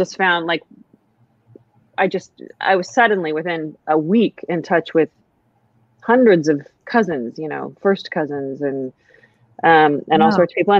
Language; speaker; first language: English; native; English